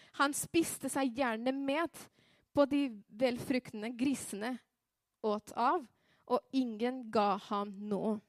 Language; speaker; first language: Norwegian; non-native, fluent; Spanish